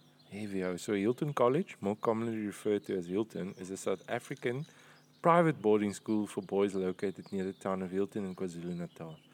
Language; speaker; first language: English; non-native, local second language; Afrikaans